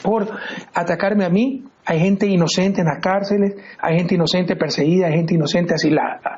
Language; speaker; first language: Spanish; native; Spanish